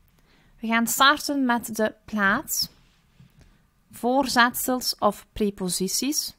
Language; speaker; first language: Dutch; early bilingual, other home language; Turkish